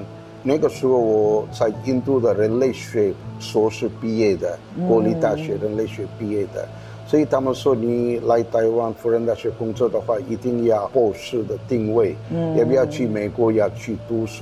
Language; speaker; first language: Chinese; non-native, fluent; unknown